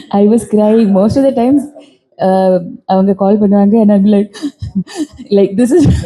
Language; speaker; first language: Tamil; non-native, learner; Malayalam